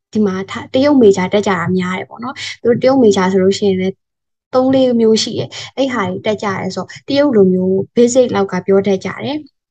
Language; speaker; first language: Burmese; native; Burmese